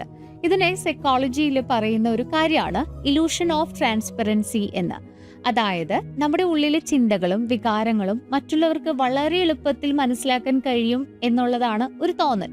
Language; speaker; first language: Malayalam; native; Malayalam